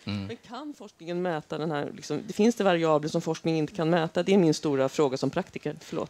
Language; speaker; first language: Swedish; native; Swedish